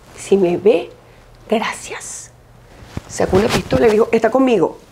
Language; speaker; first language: Spanish; native; Spanish